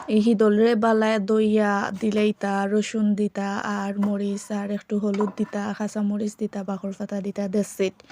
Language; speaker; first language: Bangla; non-native, local second language; Sylheti